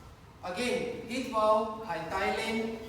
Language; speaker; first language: Vietnamese; non-native, learner; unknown